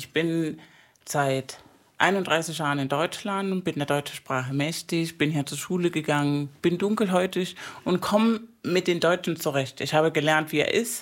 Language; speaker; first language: German; non-native, fluent; Spanish